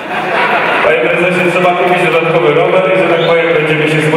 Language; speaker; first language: Polish; native; Polish